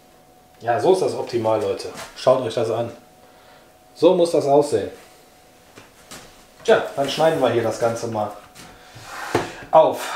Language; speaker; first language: German; native; German